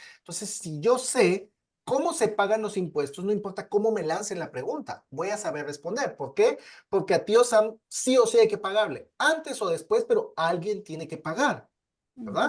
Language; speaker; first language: Spanish; native; Spanish